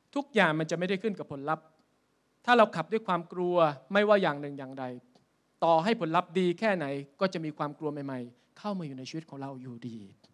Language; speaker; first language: Thai; native; Thai